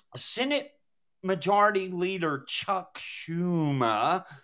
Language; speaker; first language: English; native; English